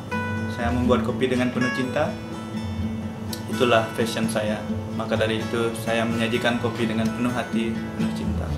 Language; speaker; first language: Indonesian; non-native, local second language; Balinese